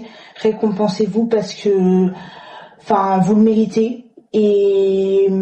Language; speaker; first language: French; native; French